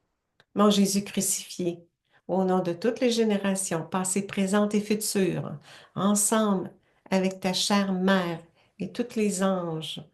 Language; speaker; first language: French; native; French